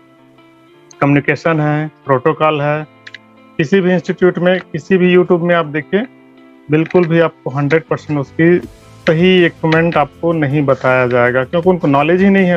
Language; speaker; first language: Hindi; native; Hindi